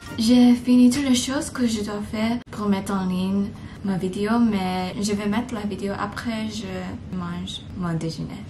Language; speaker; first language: French; non-native, learner; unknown